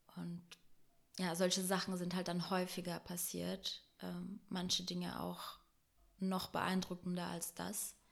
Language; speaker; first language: German; early bilingual, other home language; Portuguese